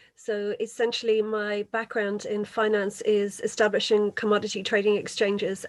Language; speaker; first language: English; native; English